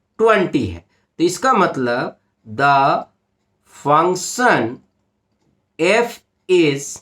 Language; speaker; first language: Hindi; native; Hindi